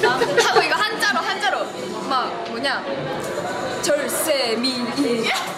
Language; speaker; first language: Korean; native; Korean